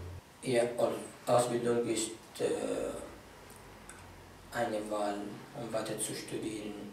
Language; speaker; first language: German; non-native, fluent; Arabic